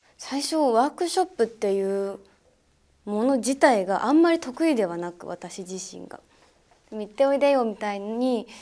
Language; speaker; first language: Japanese; native; Japanese